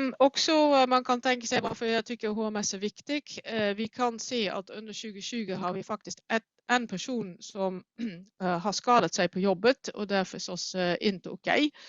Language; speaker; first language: Swedish; non-native, fluent; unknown